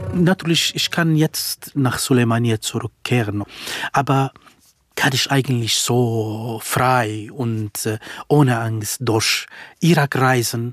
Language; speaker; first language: German; non-native, fluent; Kurdish